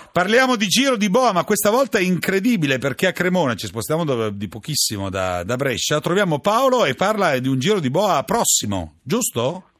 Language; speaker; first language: Italian; native; Italian